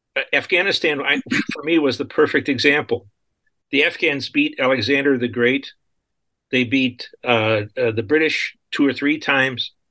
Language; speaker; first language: English; native; English